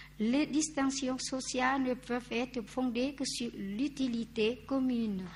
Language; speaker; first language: French; non-native, fluent; Vietnamese